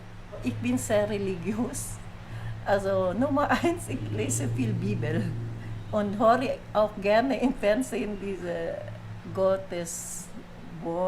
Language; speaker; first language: German; non-native, learner; Filipino